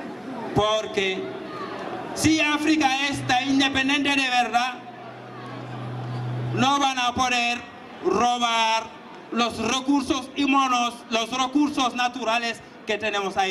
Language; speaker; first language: Spanish; non-native, fluent; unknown